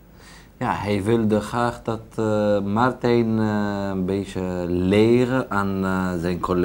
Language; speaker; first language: Dutch; non-native, learner; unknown